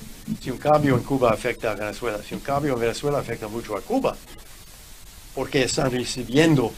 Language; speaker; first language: Spanish; non-native, fluent; English